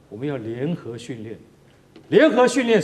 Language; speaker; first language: Chinese; native; Chinese